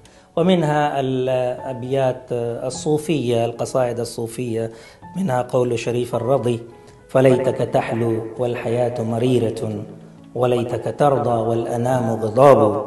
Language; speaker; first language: Arabic; non-native, fluent; Hindi